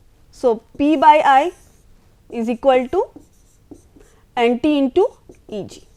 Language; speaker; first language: English; non-native, local second language; Hindi